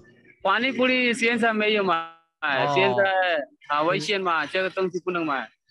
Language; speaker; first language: Chinese; non-native, learner; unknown